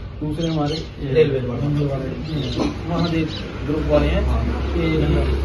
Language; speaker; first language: Hindi; non-native, local second language; Punjabi